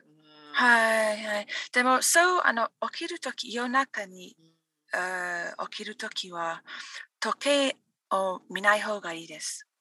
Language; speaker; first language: Japanese; non-native, learner; English